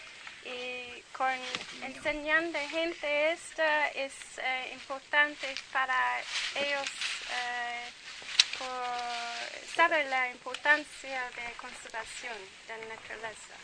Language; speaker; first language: Spanish; non-native, learner; English